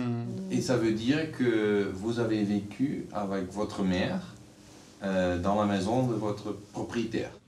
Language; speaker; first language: French; non-native, learner; Dutch